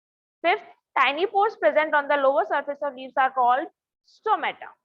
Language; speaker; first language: English; non-native, local second language; Hindi